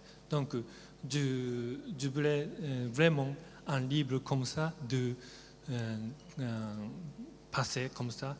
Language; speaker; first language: French; non-native, learner; Japanese